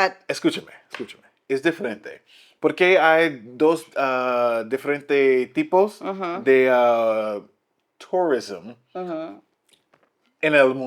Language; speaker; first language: Spanish; non-native, learner; English